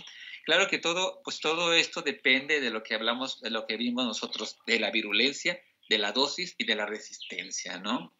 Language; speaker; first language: Spanish; native; Spanish